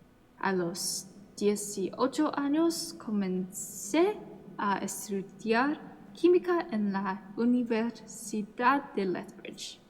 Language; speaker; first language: Spanish; non-native, learner; English